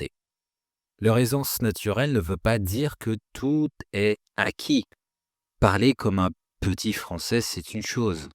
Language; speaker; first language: French; native; French